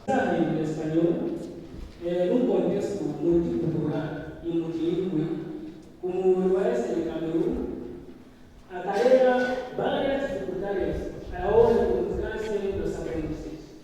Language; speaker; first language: Spanish; non-native, fluent; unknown